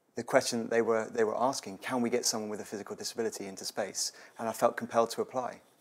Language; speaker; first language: English; native; English